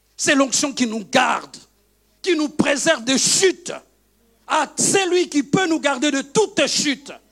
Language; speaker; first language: French; non-native, local second language; Lingala